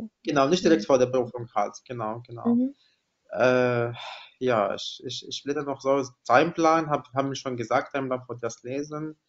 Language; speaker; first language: German; non-native, fluent; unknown